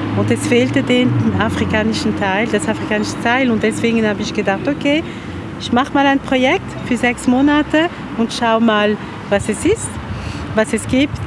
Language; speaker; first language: German; non-native, fluent; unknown